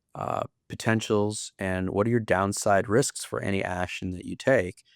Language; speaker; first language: English; native; English